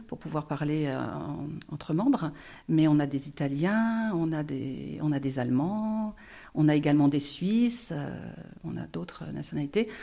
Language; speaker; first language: French; native; French